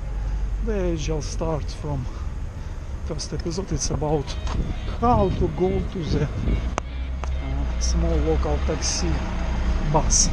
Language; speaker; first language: English; non-native, learner; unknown